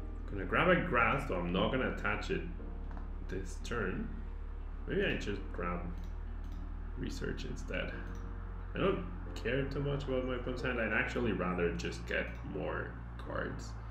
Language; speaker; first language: English; non-native, fluent; Spanish